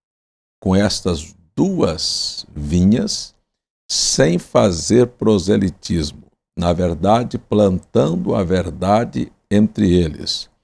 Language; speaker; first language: Portuguese; native; Portuguese